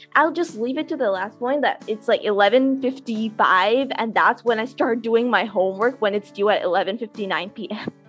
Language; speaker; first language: English; non-native, local second language; Urdu